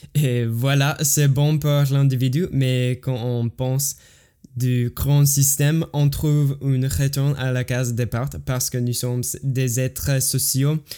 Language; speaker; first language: French; non-native, learner; English